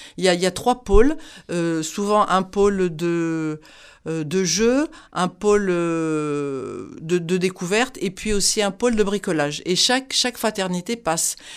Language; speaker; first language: French; native; French